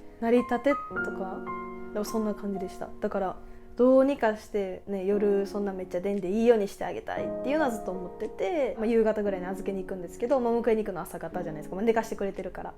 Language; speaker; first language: Japanese; native; Japanese